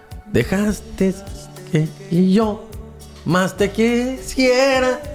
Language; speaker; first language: Spanish; early bilingual, other home language; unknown